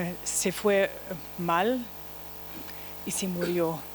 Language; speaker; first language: Spanish; non-native, learner; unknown